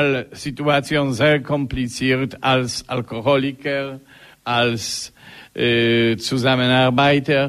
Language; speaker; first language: German; non-native, learner; Polish